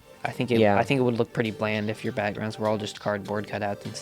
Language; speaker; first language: English; native; English